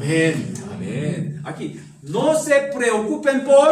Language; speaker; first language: Spanish; non-native, learner; Korean